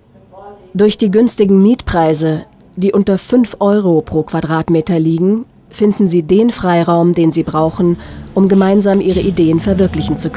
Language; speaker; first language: German; native; German